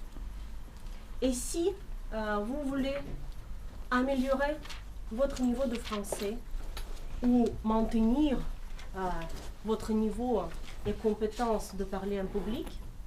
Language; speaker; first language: French; non-native, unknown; Russian